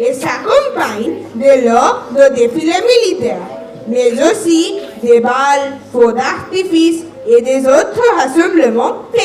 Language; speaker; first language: French; non-native, learner; Bangla